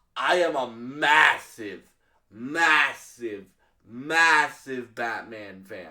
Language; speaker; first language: English; native; English